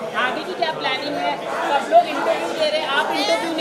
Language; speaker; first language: Hindi; native; Hindi